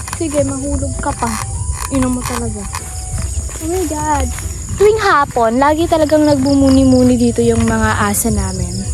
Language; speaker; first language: Filipino; non-native, local second language; Hiligaynon